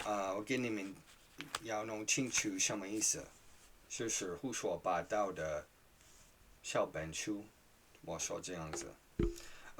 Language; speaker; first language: Chinese; non-native, fluent; English